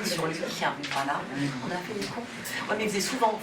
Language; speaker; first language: French; native; French